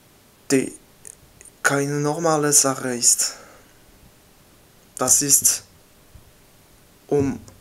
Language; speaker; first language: German; non-native, learner; French